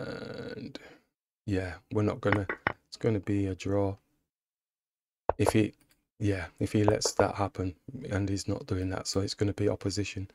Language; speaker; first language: English; native; English